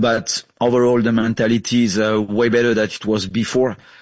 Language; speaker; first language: English; non-native, fluent; French